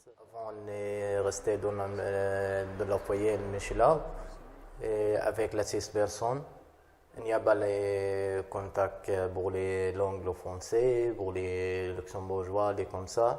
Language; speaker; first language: French; non-native, learner; Arabic